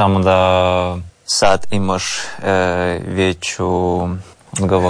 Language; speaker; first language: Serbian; non-native, learner; Russian